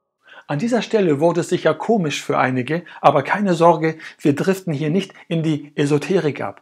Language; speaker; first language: German; native; German